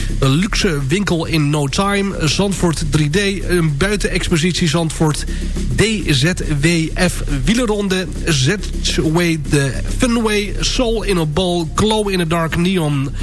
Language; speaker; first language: Dutch; native; Dutch